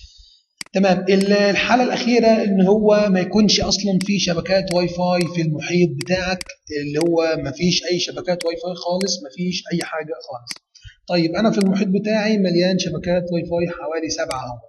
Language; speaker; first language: Arabic; native; Arabic